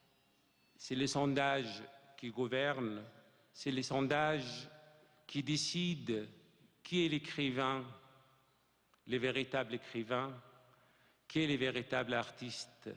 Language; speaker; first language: French; non-native, fluent; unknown